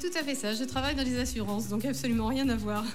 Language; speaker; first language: French; native; French